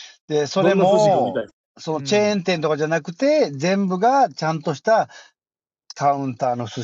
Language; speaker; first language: Japanese; native; Japanese